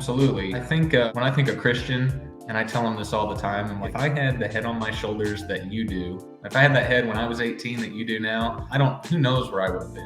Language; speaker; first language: English; native; English